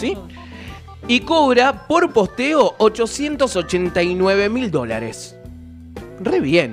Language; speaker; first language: Spanish; native; Spanish